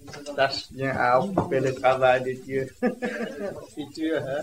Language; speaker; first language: French; non-native, learner; Vietnamese